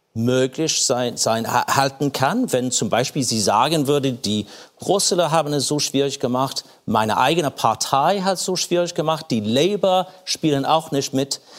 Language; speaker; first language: German; non-native, fluent; English